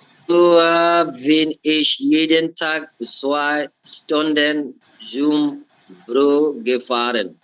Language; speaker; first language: German; non-native, learner; Bangla